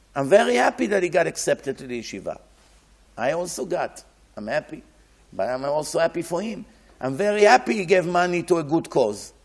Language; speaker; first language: English; non-native, fluent; Hebrew